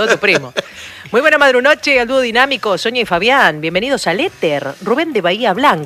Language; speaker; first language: Spanish; native; Spanish